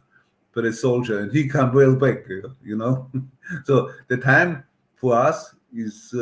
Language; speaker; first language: English; non-native, learner; German